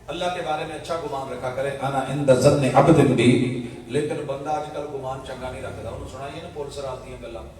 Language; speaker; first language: Urdu; non-native, local second language; Punjabi